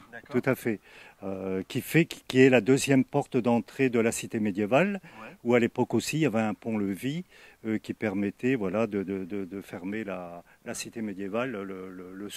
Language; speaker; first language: French; native; French